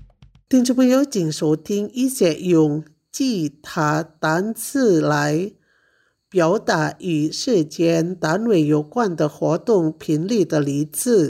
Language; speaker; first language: Chinese; non-native, fluent; Indonesian